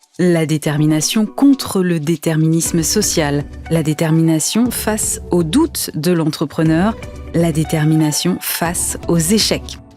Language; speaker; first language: French; native; French